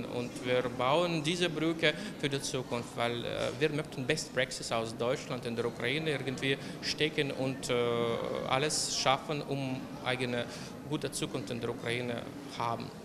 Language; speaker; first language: German; non-native, local second language; Ukrainian